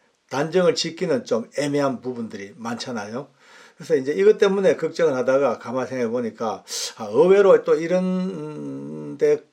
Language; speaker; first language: Korean; native; Korean